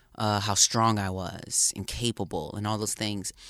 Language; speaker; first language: English; native; English